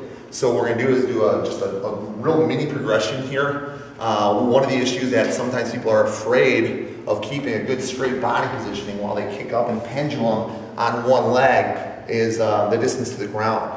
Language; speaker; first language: English; native; English